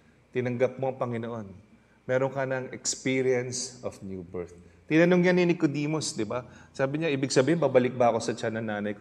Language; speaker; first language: Filipino; native; Filipino